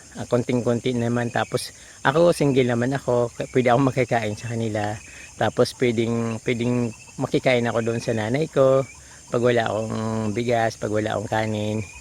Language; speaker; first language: Filipino; non-native, local second language; Bikol